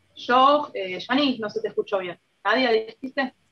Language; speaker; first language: Spanish; native; Spanish